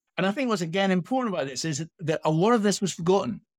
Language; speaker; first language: English; native; English